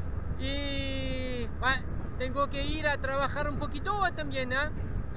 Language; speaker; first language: Spanish; non-native, learner; French